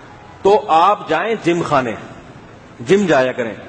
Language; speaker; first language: Urdu; native; Urdu